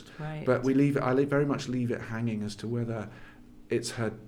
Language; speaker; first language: English; native; English